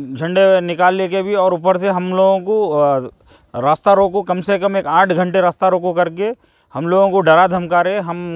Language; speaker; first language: Hindi; non-native, local second language; Urdu